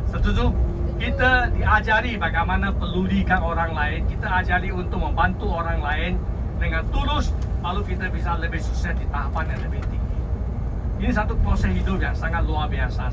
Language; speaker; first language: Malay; non-native, local second language; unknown